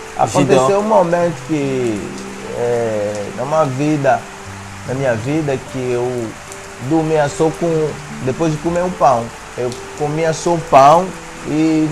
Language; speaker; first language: Portuguese; non-native, fluent; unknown